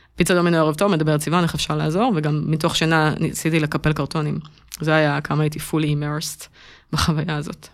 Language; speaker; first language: Hebrew; native; Hebrew